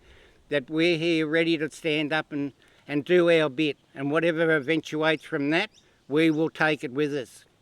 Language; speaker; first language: English; native; English